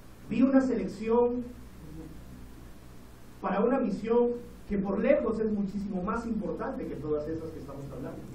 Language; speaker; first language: Spanish; native; Spanish